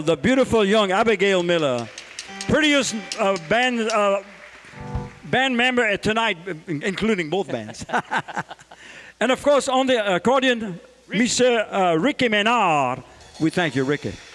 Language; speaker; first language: English; early bilingual, other home language; French